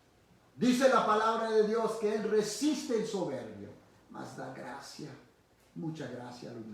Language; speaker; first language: Spanish; early bilingual, heritage; Spanish